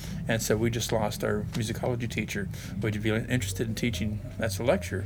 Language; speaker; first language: English; native; English